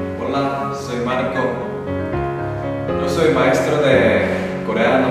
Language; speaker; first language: Spanish; non-native, learner; Korean